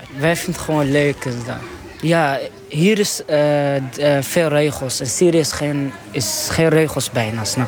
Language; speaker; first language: Dutch; early bilingual, other home language; Arabic